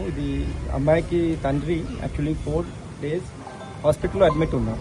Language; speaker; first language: Telugu; non-native, local second language; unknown